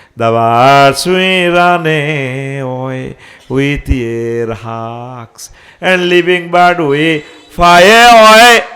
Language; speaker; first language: English; non-native, local second language; Bangla